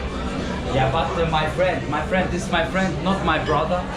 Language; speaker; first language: English; non-native, learner; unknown